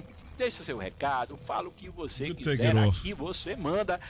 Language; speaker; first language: Portuguese; native; Portuguese